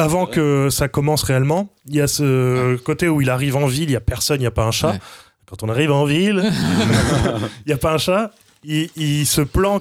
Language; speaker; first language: French; native; French